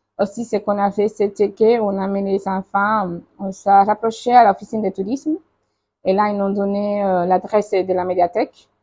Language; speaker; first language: French; non-native, fluent; Spanish